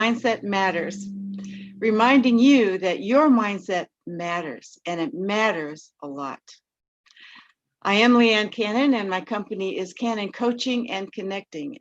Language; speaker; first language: English; native; English